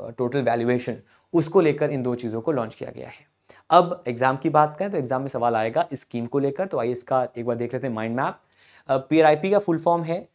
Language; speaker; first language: Hindi; native; Hindi